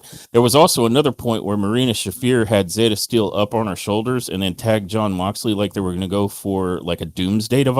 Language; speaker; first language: English; native; English